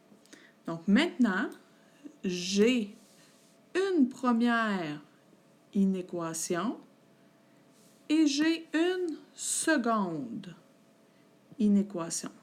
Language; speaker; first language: French; native; French